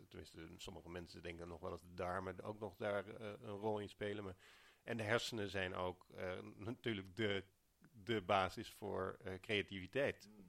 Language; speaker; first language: Dutch; native; Dutch